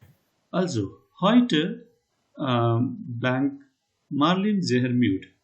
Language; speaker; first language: German; non-native, learner; Hindi